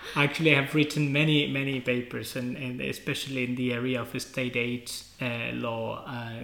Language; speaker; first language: English; non-native, fluent; Spanish